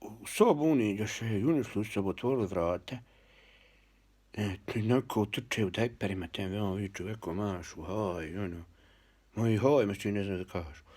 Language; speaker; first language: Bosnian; early bilingual, heritage; Bosnian